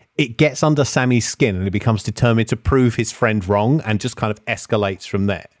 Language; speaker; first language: English; native; English